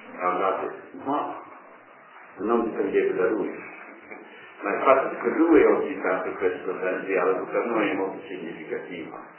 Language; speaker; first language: Italian; non-native, fluent; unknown